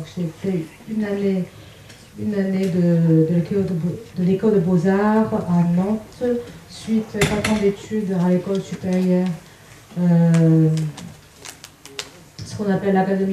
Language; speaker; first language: French; non-native, fluent; Chinese